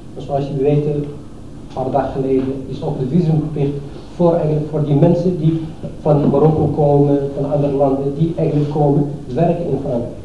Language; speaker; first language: Dutch; non-native, fluent; Arabic